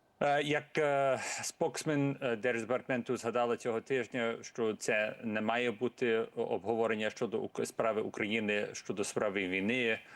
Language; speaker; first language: Ukrainian; early bilingual, heritage; Ukrainian